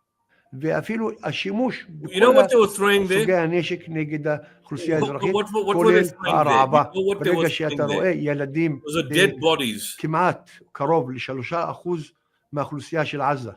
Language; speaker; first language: Hebrew; non-native, local second language; Arabic